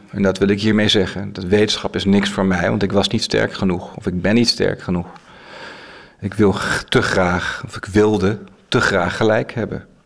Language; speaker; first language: Dutch; native; Dutch